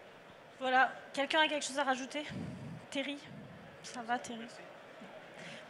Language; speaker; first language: French; native; French